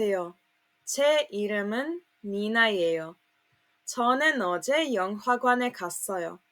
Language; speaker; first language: Korean; non-native, fluent; Serbian